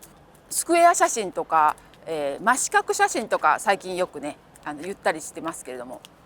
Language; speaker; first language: Japanese; native; Japanese